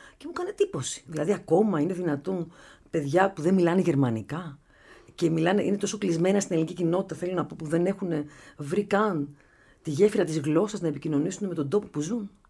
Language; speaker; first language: Greek; native; Greek